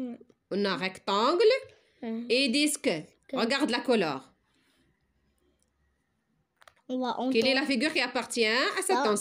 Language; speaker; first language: French; non-native, local second language; Arabic